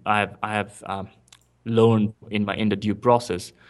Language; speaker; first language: English; non-native, local second language; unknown